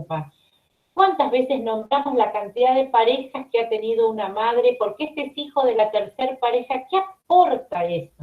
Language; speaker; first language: Spanish; native; Spanish